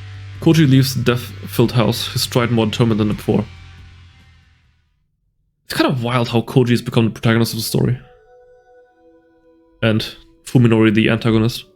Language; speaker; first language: English; native; English